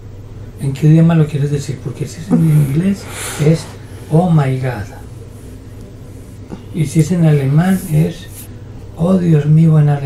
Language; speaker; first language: Spanish; native; Spanish